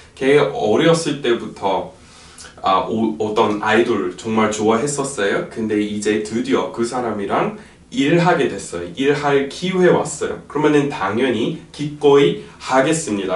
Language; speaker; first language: Korean; non-native, fluent; English